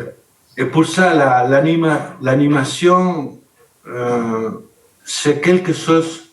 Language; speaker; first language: French; non-native, learner; Spanish